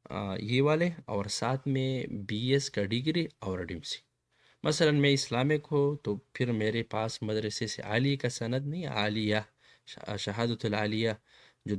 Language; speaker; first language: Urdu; non-native, local second language; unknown